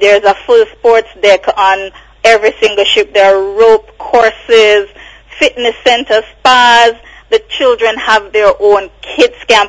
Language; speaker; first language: English; native; English